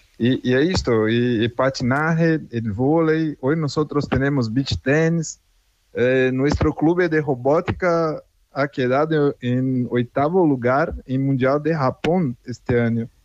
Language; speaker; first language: Spanish; non-native, fluent; Portuguese